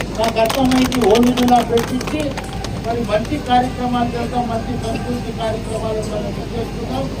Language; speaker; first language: Telugu; non-native, local second language; Lambadi